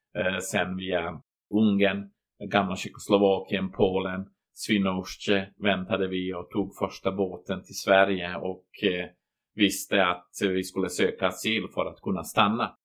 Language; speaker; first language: Swedish; non-native, fluent; Croatian